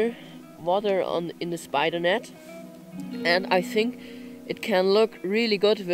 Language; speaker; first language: English; non-native, fluent; German